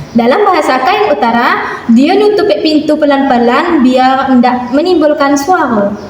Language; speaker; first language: Indonesian; non-native, local second language; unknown